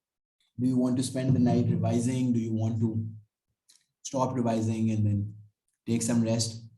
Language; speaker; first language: English; non-native, local second language; Urdu